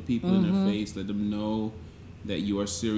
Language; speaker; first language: English; native; English